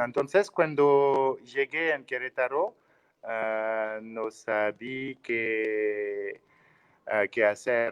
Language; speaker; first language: Spanish; non-native, learner; French